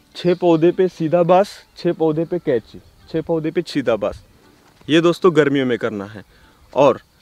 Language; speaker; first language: Hindi; native; Hindi